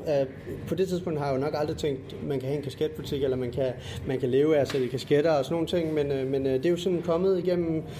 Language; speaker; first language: Danish; native; Danish